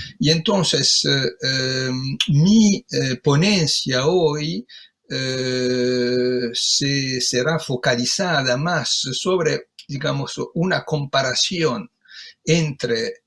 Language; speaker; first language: Spanish; non-native, fluent; Italian